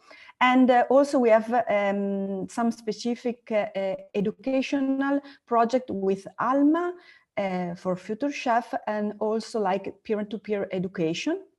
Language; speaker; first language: English; non-native, learner; Italian